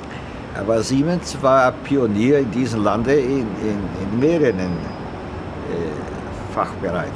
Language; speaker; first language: German; non-native, fluent; Portuguese